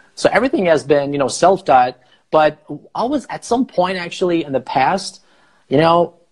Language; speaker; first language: English; non-native, fluent; Persian